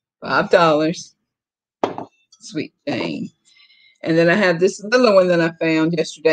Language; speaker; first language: English; native; English